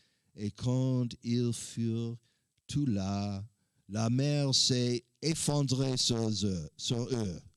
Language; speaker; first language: French; non-native, learner; English